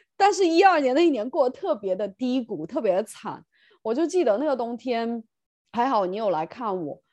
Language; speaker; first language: Chinese; native; Chinese